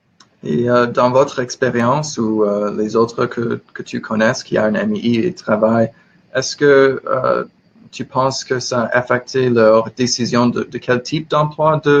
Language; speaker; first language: French; non-native, learner; English